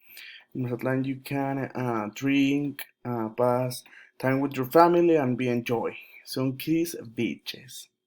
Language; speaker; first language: English; non-native, learner; Spanish